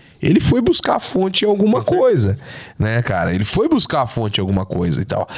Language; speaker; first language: Portuguese; native; Portuguese